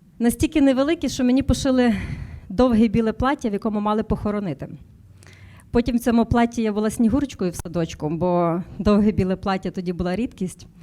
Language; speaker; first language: Ukrainian; native; Ukrainian